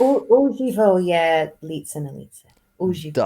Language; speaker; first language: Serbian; non-native, learner; English